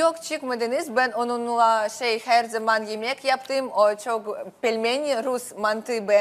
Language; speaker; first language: Turkish; non-native, learner; Russian